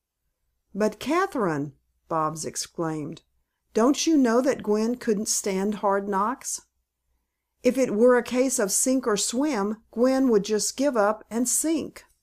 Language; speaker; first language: English; native; English